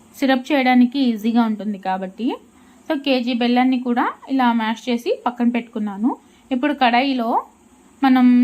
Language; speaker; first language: Telugu; non-native, local second language; Urdu